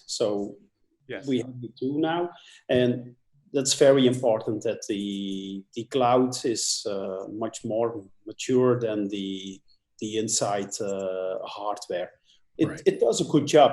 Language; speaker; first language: English; non-native, fluent; Dutch